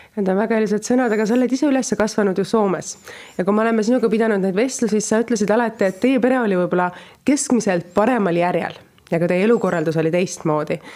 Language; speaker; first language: Estonian; native; Estonian